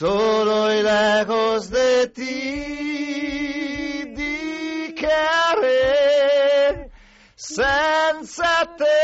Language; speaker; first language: Spanish; non-native, fluent; Italian